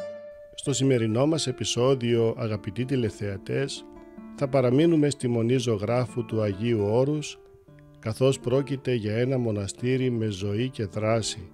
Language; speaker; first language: Greek; native; Greek